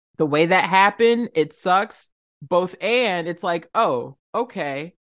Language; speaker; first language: English; native; English